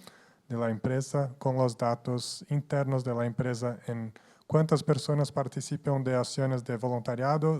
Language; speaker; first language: Spanish; non-native, fluent; Portuguese